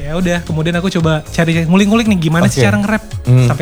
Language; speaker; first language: Indonesian; native; Indonesian